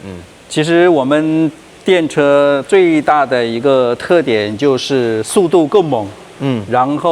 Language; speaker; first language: Chinese; native; Chinese